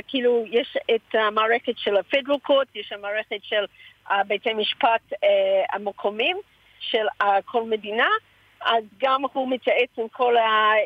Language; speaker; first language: Hebrew; early bilingual, heritage; Hebrew